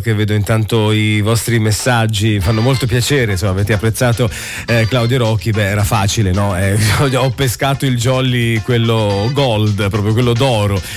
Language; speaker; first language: Italian; native; Italian